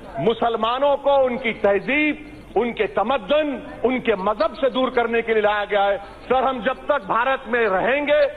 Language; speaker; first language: Hindi; non-native, local second language; Urdu